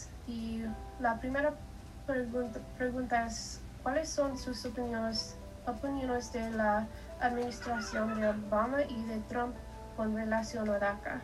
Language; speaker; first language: Spanish; non-native, learner; English